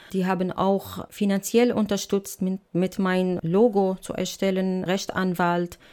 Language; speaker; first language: German; non-native, fluent; Arabic